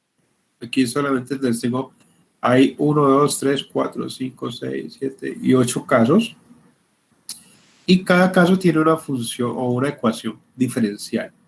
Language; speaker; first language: Spanish; native; Spanish